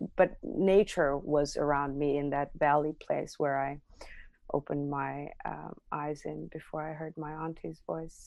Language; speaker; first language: English; non-native, fluent; Armenian